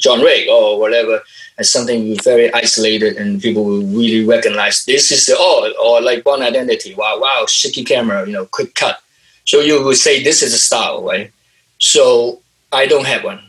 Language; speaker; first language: English; non-native, local second language; Cantonese